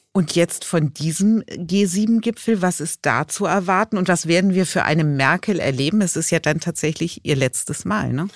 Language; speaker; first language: German; native; German